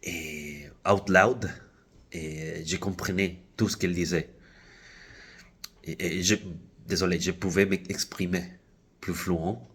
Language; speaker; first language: French; non-native, fluent; Spanish